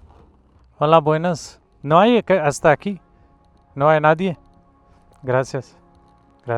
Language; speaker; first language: Spanish; non-native, learner; Urdu